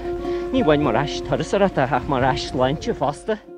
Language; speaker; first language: Irish; native; Irish